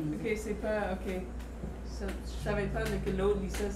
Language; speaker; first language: French; non-native, fluent; English